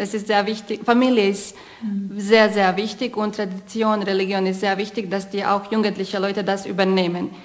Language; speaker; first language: German; non-native, fluent; Croatian